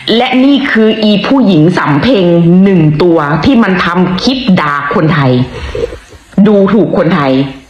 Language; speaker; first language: Thai; native; Thai